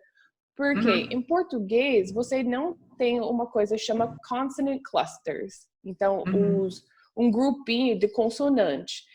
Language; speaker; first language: Portuguese; non-native, fluent; English